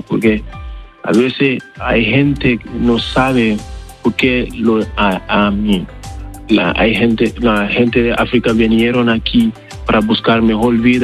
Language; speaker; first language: Spanish; non-native, learner; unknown